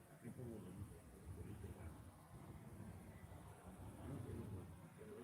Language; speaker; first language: Spanish; non-native, learner; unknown